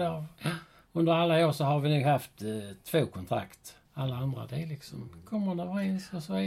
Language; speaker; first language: Swedish; native; Swedish